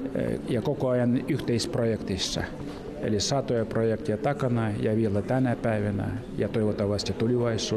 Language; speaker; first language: Finnish; non-native, fluent; Russian